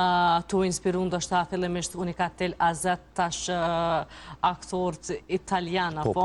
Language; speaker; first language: Albanian; native; Albanian